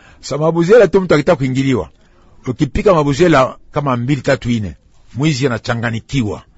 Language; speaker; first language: Swahili; native; Swahili